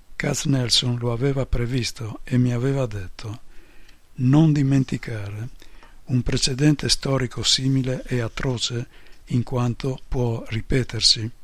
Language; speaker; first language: Italian; non-native, fluent; Polish